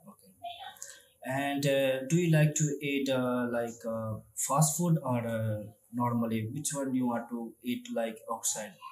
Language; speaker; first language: English; non-native, learner; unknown